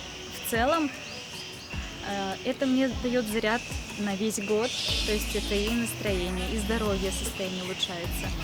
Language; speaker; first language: Russian; native; Russian